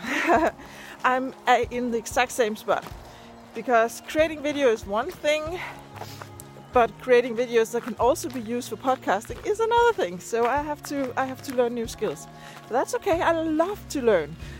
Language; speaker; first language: English; non-native, fluent; Danish